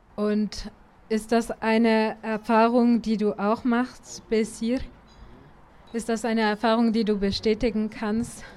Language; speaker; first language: German; native; German